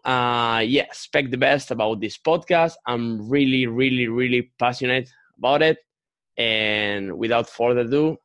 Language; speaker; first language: English; non-native, fluent; Spanish